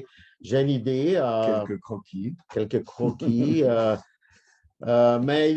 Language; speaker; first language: French; non-native, fluent; Portuguese